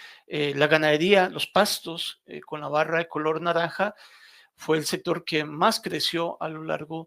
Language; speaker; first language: Spanish; native; Spanish